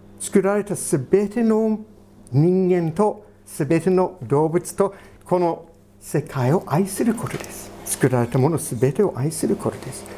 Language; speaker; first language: Japanese; non-native, fluent; English